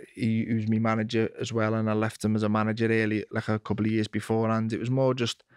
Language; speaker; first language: English; native; English